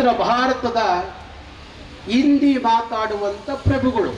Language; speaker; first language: Kannada; native; Kannada